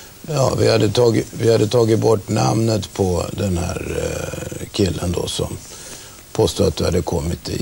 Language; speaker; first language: Swedish; native; Swedish